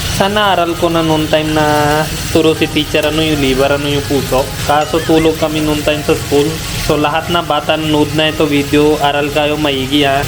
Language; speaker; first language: Filipino; native; Filipino